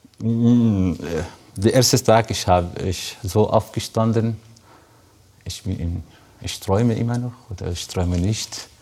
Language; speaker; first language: German; non-native, learner; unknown